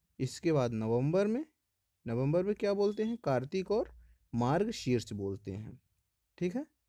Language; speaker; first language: Hindi; native; Hindi